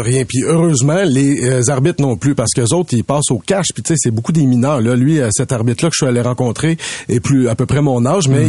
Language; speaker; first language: French; native; French